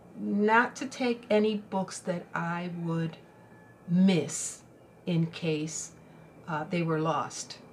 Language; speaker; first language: English; non-native, local second language; Spanish